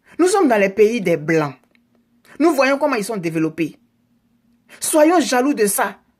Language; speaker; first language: French; native; French